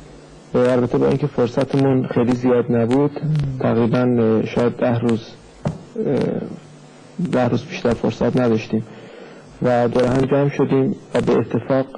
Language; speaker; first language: Persian; native; Persian